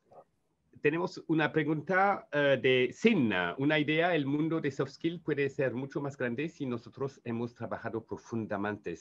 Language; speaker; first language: Spanish; non-native, learner; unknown